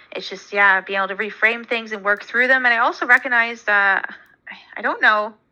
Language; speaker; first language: English; native; English